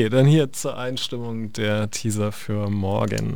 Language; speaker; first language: German; native; German